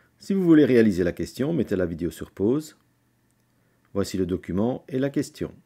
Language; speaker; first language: French; native; French